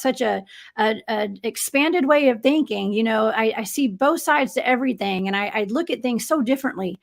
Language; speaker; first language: English; native; English